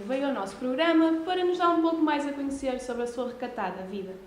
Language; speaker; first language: Portuguese; native; Portuguese